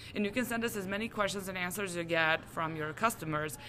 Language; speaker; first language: English; non-native, fluent; Serbian